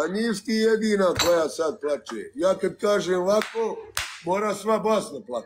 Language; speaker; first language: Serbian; early bilingual, heritage; Bosnian